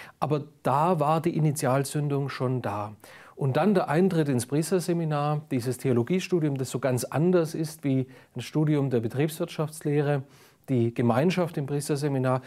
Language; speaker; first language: German; native; German